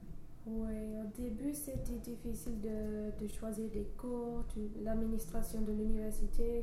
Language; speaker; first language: French; non-native, fluent; English